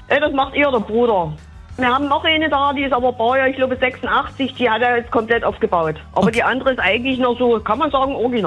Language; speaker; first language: German; native; German